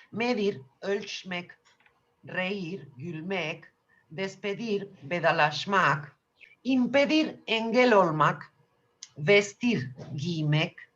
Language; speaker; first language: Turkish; non-native, fluent; Spanish